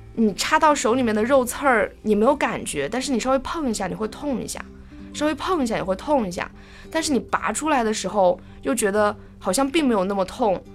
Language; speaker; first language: Chinese; native; Chinese